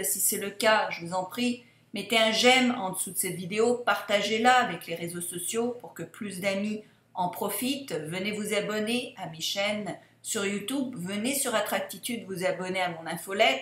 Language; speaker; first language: French; native; French